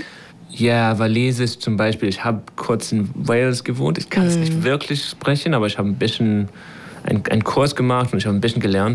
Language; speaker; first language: German; non-native, fluent; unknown